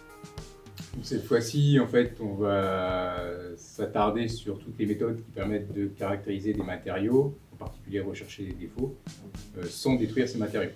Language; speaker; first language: French; native; French